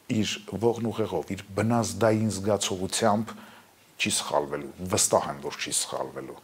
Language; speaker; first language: Armenian; native; Armenian